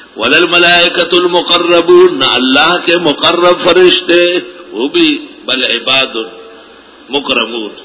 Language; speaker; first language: Urdu; non-native, local second language; Pashto